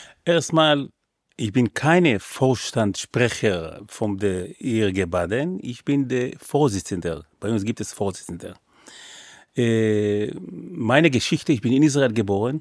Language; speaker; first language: German; non-native, fluent; Hebrew